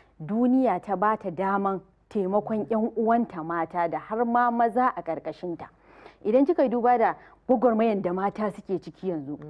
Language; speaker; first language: Hausa; native; Hausa